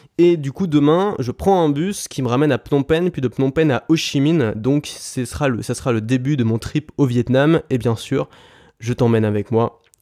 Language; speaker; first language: French; native; French